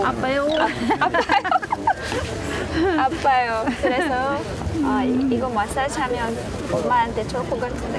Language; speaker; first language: Korean; non-native, learner; Hungarian